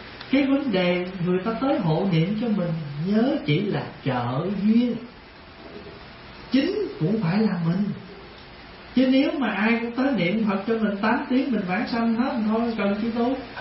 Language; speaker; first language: Vietnamese; early bilingual, heritage; Vietnamese